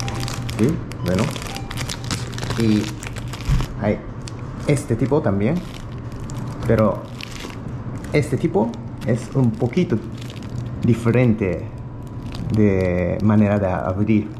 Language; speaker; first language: Spanish; non-native, learner; Japanese